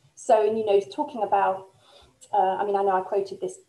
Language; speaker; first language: English; native; English